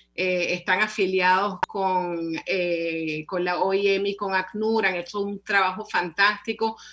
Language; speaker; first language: Spanish; native; Spanish